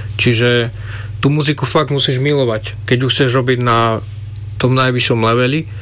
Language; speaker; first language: Slovak; native; Slovak